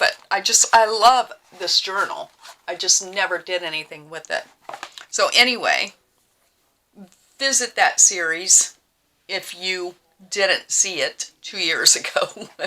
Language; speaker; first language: English; native; English